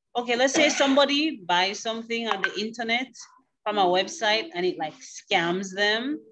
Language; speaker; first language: English; native; English